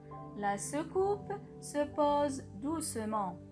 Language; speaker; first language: French; non-native, local second language; Arabic